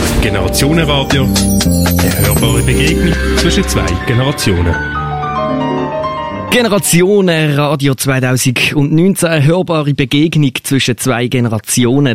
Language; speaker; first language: German; native; German